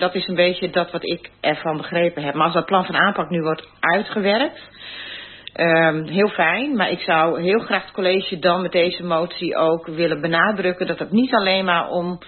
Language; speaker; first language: Dutch; native; Dutch